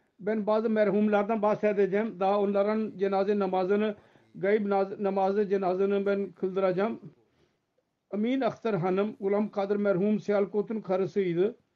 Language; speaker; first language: Turkish; non-native, fluent; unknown